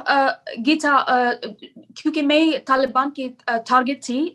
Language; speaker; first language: Hindi; non-native, learner; Persian